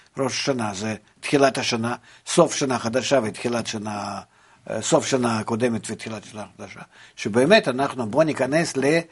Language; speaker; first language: Hebrew; non-native, fluent; Russian